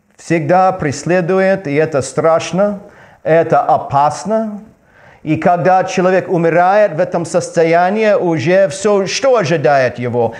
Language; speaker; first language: Russian; non-native, learner; English